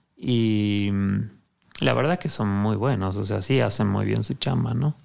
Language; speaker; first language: Spanish; native; Spanish